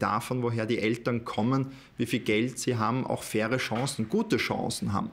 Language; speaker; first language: German; native; German